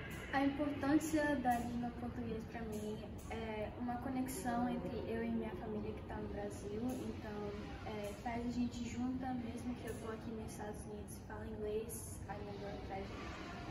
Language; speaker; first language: Portuguese; early bilingual, heritage; Portuguese